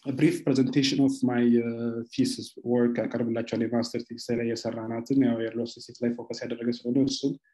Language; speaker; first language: English; non-native, local second language; Amharic